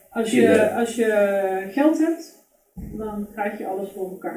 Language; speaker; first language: Dutch; native; Dutch